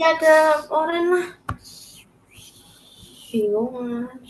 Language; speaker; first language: Indonesian; native; Indonesian